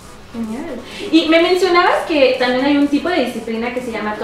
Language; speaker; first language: Spanish; native; Spanish